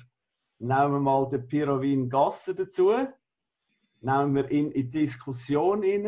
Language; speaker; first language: German; native; German